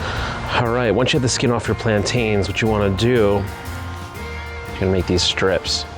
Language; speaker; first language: English; native; English